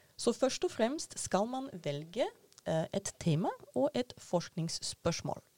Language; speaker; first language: Norwegian; non-native, fluent; Dutch